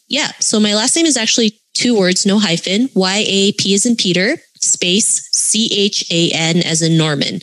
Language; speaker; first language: English; early bilingual, other home language; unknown